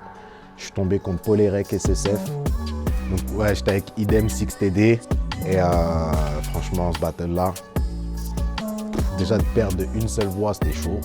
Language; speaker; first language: French; native; French